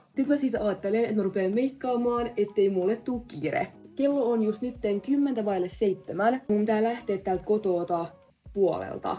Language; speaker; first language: Finnish; native; Finnish